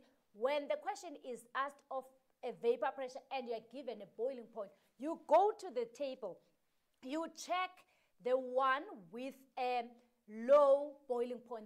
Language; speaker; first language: English; non-native, local second language; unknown